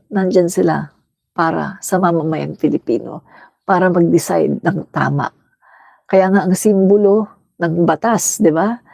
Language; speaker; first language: Filipino; native; Filipino